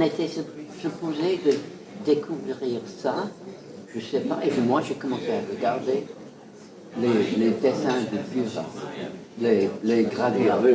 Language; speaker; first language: French; non-native, fluent; English